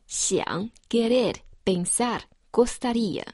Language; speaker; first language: Portuguese; non-native, fluent; Chinese